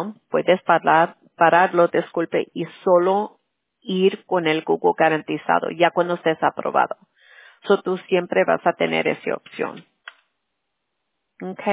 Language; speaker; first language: Spanish; early bilingual, heritage; Spanish